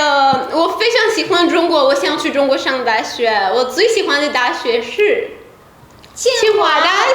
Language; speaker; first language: Chinese; non-native, learner; Persian